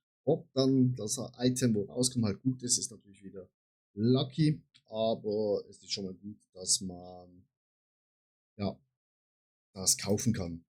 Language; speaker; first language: German; native; German